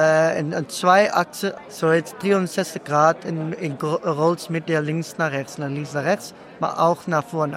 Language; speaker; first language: German; non-native, learner; Dutch